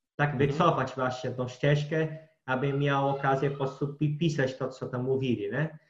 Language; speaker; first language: Polish; non-native, fluent; Portuguese